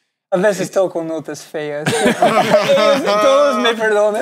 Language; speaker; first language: Spanish; non-native, fluent; English